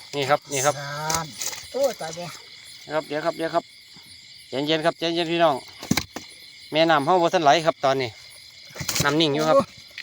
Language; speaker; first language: Thai; native; Thai